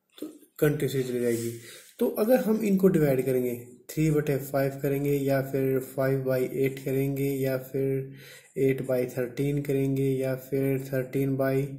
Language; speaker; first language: Hindi; native; Hindi